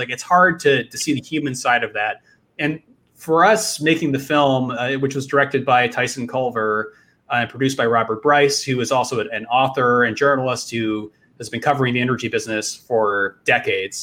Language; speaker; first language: English; native; English